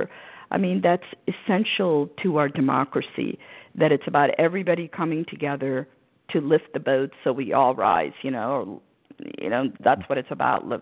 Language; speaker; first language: English; early bilingual, other home language; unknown